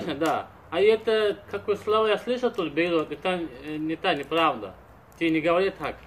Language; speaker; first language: Russian; non-native, learner; Uzbek